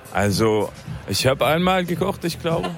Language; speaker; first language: German; non-native, fluent; Arabic